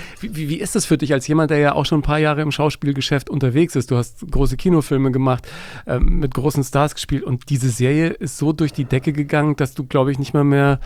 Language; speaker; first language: German; native; German